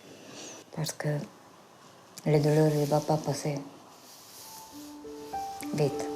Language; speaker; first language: French; non-native, learner; Romanian